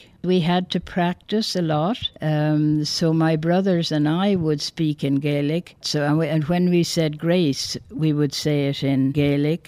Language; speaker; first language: English; native; English